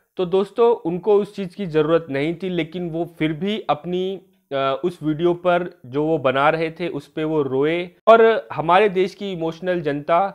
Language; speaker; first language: Hindi; native; Hindi